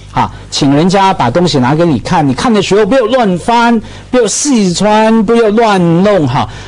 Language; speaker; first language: Chinese; non-native, local second language; Cantonese